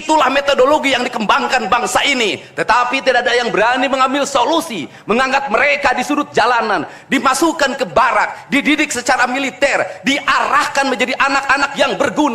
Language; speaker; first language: Indonesian; native; Indonesian